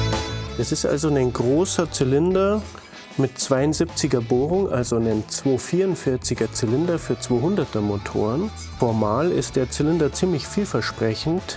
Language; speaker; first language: German; native; German